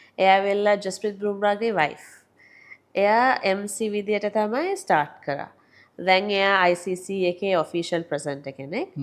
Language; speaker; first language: Sinhala; non-native, local second language; Tamil